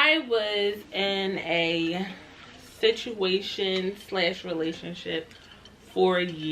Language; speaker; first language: English; native; English